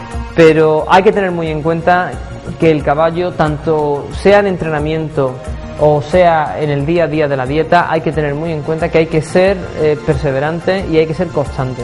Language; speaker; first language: Spanish; native; Spanish